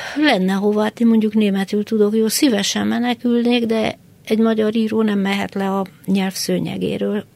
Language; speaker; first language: Hungarian; native; Hungarian